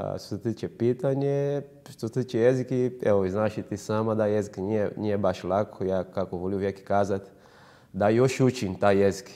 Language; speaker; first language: Croatian; non-native, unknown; Portuguese